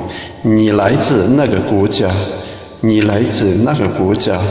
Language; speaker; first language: Chinese; non-native, learner; Tibetan